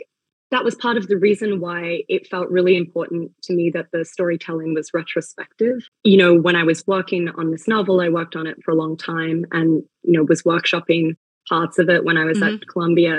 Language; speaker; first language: English; native; English